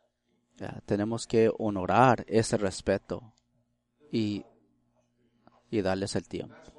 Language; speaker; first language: Spanish; early bilingual, heritage; Spanish